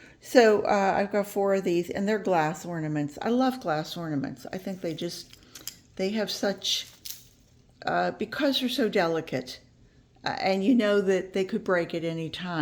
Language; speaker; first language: English; native; English